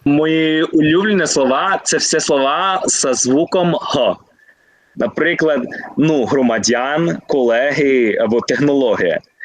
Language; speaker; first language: Ukrainian; non-native, learner; Spanish